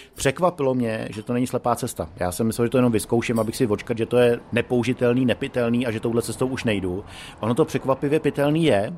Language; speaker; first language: Czech; native; Czech